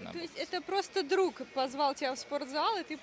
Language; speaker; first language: Russian; native; Russian